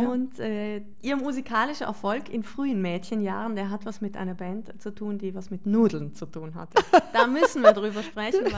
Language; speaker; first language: German; native; German